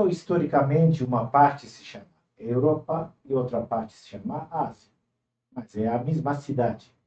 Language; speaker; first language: Portuguese; non-native, fluent; Turkish